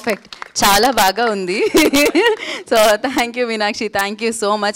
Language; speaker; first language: Telugu; native; Telugu